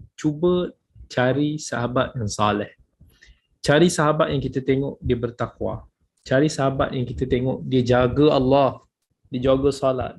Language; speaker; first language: Malay; native; Malay